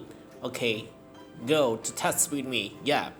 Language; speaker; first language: English; non-native, learner; Khmer